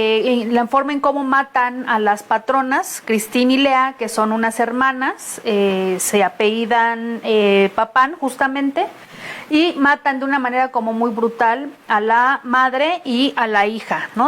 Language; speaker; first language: Spanish; native; Spanish